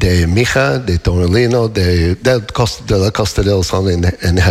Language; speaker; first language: Spanish; non-native, fluent; English